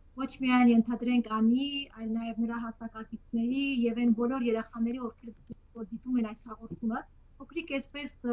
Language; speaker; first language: Armenian; native; Armenian